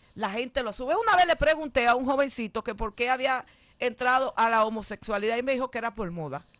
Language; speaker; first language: Spanish; native; Spanish